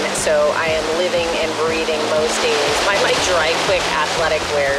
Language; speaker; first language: English; native; English